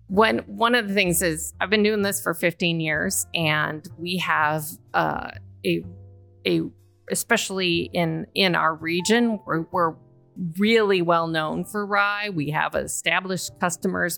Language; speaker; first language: English; native; English